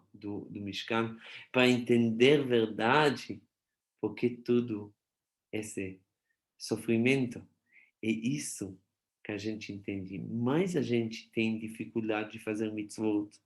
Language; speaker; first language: Portuguese; non-native, fluent; Hebrew